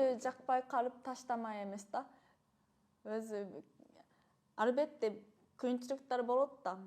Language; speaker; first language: Kyrgyz; non-native, fluent; Japanese